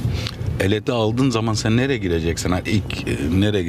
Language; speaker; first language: Turkish; early bilingual, other home language; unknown